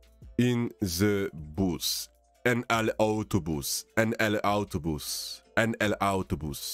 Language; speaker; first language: Spanish; non-native, learner; English